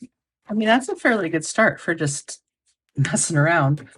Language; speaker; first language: English; native; English